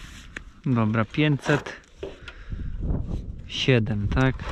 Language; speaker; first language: Polish; native; Polish